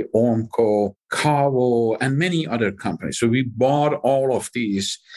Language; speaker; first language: English; non-native, fluent; Persian